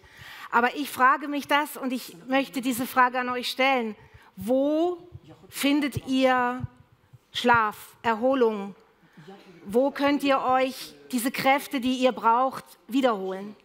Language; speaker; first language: German; native; German